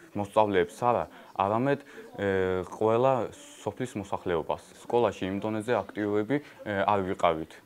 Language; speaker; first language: Georgian; non-native, local second language; Azerbaijani